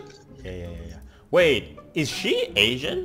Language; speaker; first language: English; non-native, fluent; Indonesian